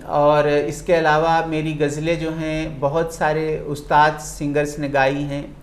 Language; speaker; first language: Hindi; native; Hindi